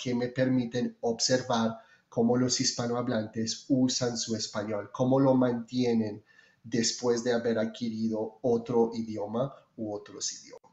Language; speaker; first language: Spanish; non-native, fluent; French